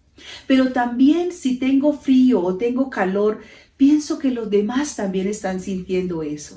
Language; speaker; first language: Spanish; native; Spanish